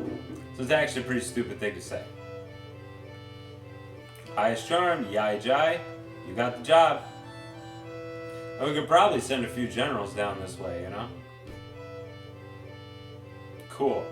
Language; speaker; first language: English; native; English